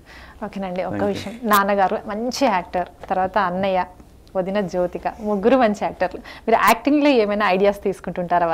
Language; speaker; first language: Telugu; native; Telugu